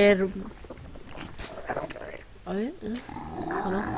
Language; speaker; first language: Spanish; native; Spanish